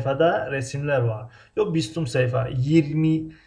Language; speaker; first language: Turkish; non-native, fluent; Tajik